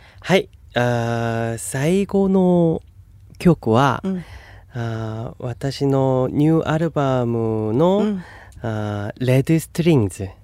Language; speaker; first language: Japanese; non-native, learner; Korean